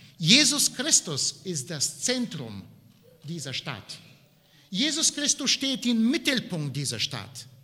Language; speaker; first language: German; non-native, fluent; Bulgarian